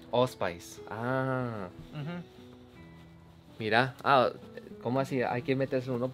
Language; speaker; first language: Spanish; native; Spanish